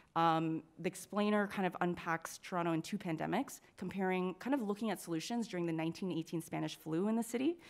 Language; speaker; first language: English; native; English